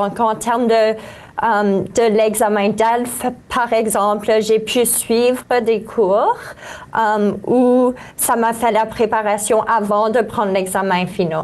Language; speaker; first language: French; native; French